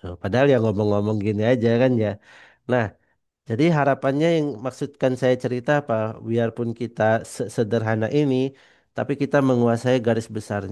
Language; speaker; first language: Indonesian; non-native, fluent; Banjar